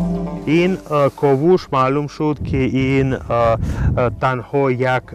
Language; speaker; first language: Persian; non-native, fluent; Russian